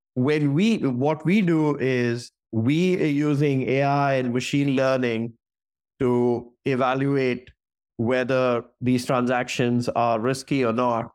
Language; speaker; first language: English; non-native, local second language; Hindi